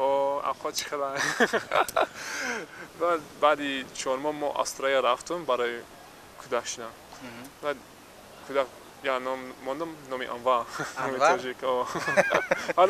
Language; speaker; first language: Persian; non-native, learner; English